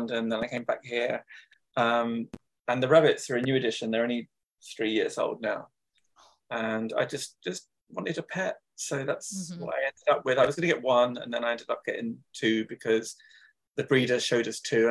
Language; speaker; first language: English; native; English